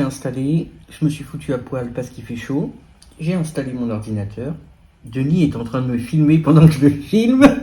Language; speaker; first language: French; native; French